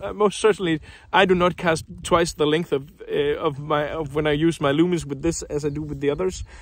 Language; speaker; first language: English; non-native, fluent; Danish